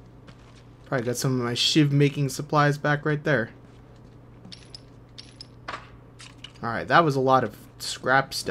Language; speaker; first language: English; native; English